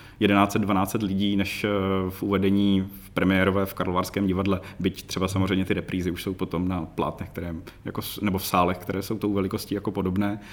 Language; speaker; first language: Czech; native; Czech